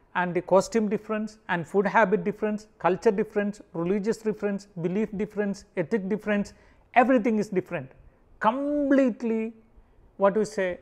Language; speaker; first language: English; non-native, local second language; Malayalam